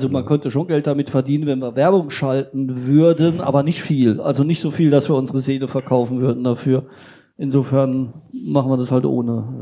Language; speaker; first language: German; native; German